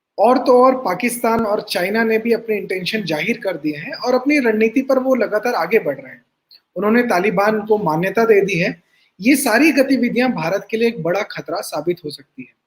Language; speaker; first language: Hindi; native; Hindi